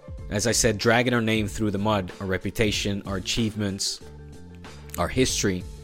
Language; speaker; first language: English; early bilingual, other home language; Spanish